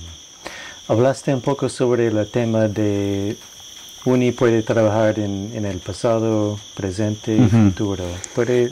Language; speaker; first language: Spanish; non-native, learner; English